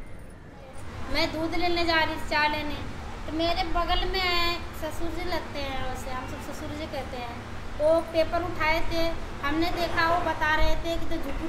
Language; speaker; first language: Hindi; native; Hindi